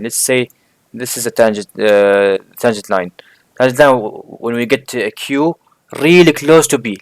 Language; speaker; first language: English; non-native, fluent; Arabic